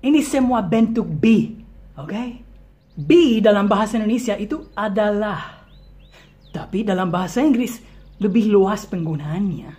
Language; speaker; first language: Indonesian; non-native, fluent; English